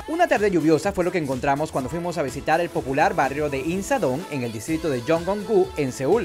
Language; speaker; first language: Spanish; native; Spanish